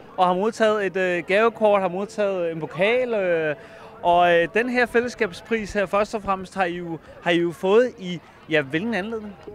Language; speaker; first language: Danish; native; Danish